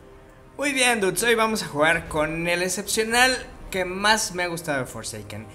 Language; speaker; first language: Spanish; native; Spanish